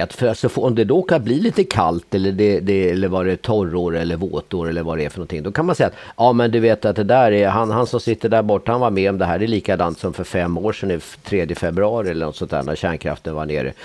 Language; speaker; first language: Swedish; native; Swedish